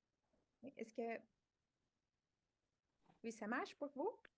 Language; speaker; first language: French; non-native, fluent; Spanish